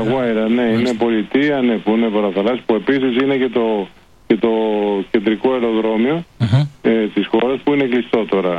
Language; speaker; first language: Greek; early bilingual, heritage; Greek